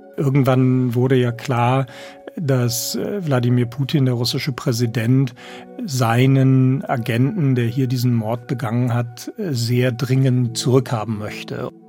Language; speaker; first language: German; native; German